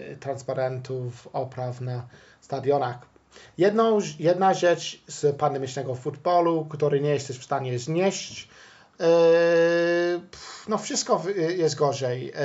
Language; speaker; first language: Polish; non-native, fluent; English